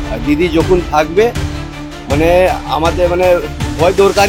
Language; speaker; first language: Bangla; non-native, local second language; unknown